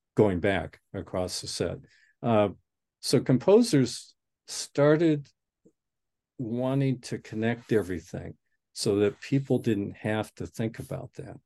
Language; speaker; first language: English; native; English